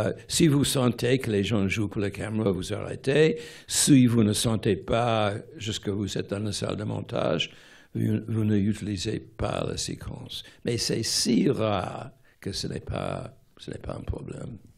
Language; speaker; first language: French; non-native, fluent; English